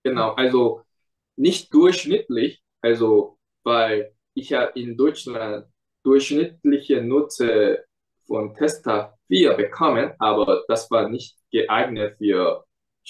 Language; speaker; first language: German; non-native, fluent; Korean